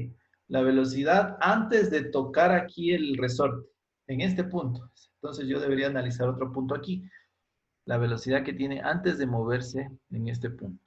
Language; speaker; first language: Spanish; native; Spanish